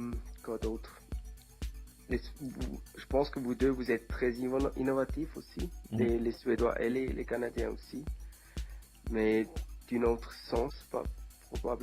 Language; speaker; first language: French; non-native, learner; Swedish